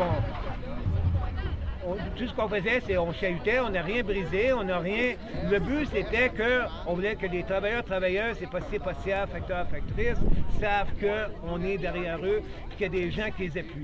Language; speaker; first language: French; native; French